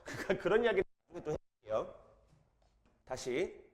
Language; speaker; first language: Korean; native; Korean